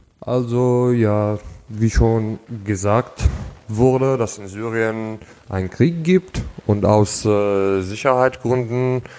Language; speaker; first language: German; non-native, local second language; Arabic